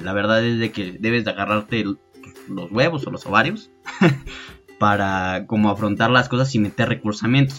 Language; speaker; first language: Spanish; native; Spanish